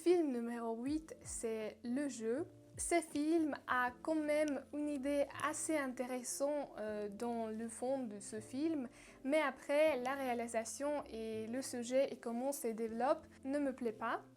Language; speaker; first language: French; non-native, learner; Russian